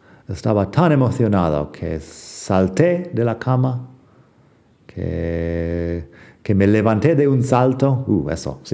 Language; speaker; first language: Spanish; non-native, fluent; English